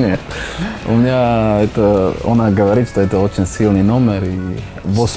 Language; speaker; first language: Russian; non-native, learner; Slovak